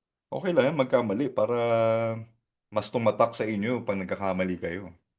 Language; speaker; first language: Filipino; native; Filipino